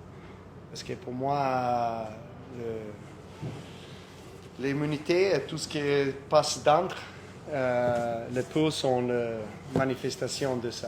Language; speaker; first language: French; non-native, fluent; Serbian